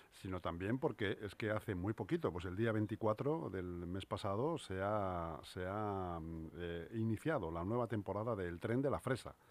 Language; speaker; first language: Spanish; native; Spanish